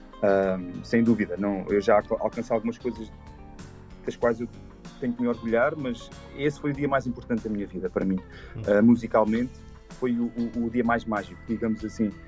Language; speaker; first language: Portuguese; native; Portuguese